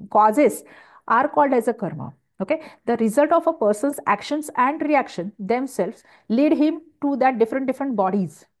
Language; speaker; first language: English; non-native, local second language; Marathi